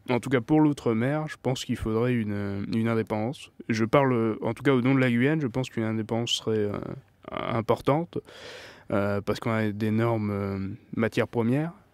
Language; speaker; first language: French; native; French